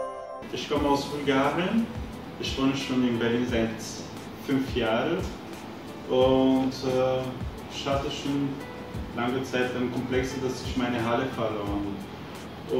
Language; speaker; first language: German; non-native, learner; Bulgarian